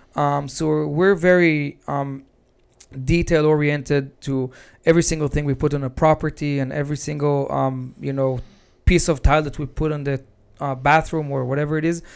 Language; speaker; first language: English; non-native, fluent; Hebrew